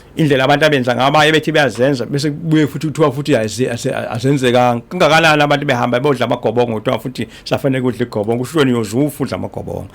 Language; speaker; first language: Zulu; native; Zulu